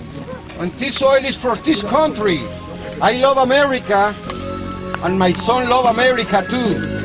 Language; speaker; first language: English; non-native, learner; Spanish